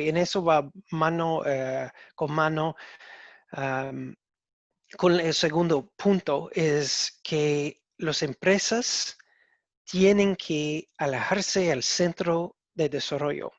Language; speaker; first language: Spanish; non-native, learner; English